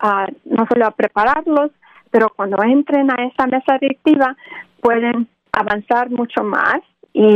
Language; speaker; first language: Spanish; early bilingual, other home language; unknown